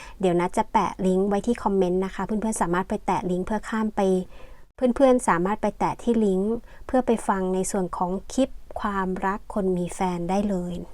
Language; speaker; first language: Thai; native; Thai